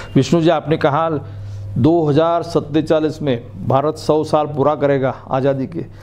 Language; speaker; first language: Hindi; non-native, local second language; Marathi